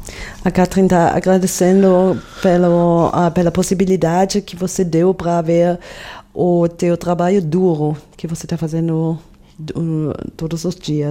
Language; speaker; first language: Portuguese; non-native, fluent; German